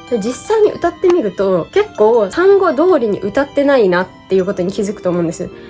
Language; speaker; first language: Japanese; native; Japanese